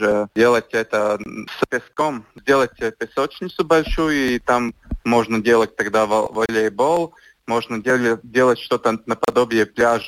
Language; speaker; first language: Russian; non-native, local second language; Latvian